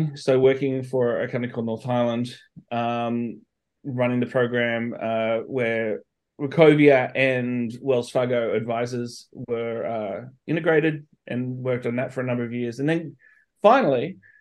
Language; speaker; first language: English; native; English